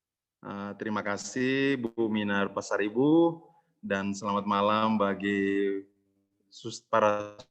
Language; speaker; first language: Indonesian; native; Indonesian